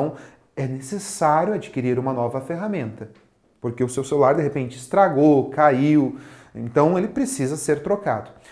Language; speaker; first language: Portuguese; native; Portuguese